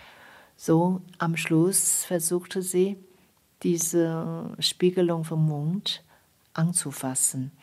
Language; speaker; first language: German; non-native, fluent; Chinese